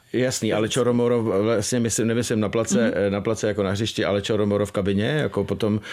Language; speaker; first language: Czech; native; Czech